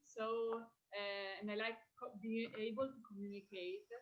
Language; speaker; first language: English; non-native, fluent; Italian